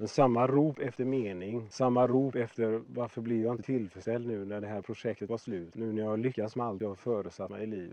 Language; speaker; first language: Swedish; native; Swedish